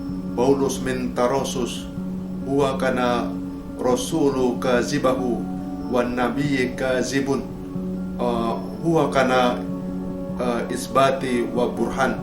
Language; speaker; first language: Arabic; non-native, learner; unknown